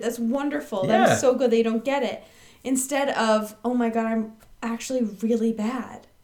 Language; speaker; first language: English; native; English